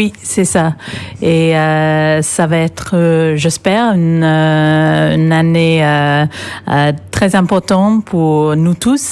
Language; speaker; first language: French; non-native, fluent; English